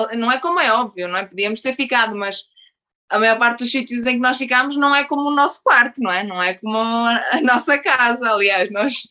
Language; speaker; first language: Portuguese; native; Portuguese